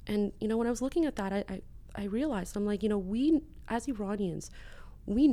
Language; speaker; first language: English; native; English